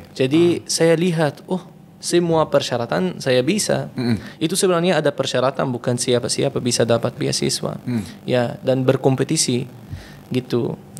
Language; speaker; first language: Indonesian; non-native, fluent; Arabic